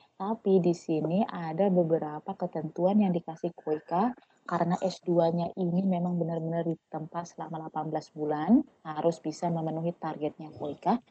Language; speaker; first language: Indonesian; non-native, local second language; Tetum